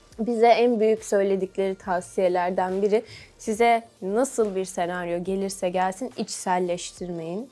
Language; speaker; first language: Turkish; native; Turkish